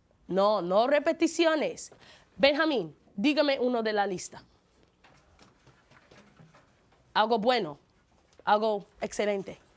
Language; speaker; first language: Spanish; non-native, fluent; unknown